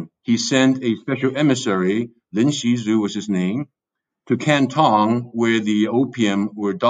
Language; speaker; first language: English; non-native, local second language; Cantonese